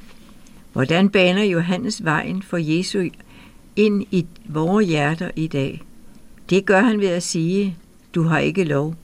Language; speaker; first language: Danish; native; Danish